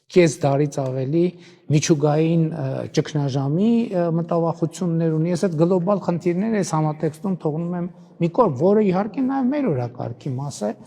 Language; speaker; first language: Armenian; native; Armenian